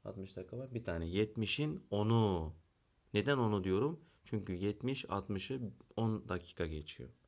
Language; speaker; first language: Turkish; native; Turkish